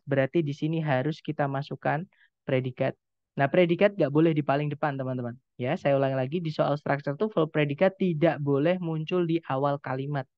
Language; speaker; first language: Indonesian; non-native, local second language; Javanese